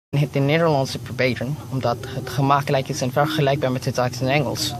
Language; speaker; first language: Dutch; non-native, learner; Filipino